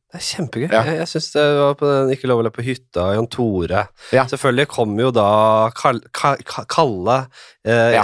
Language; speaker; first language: Norwegian; native; Norwegian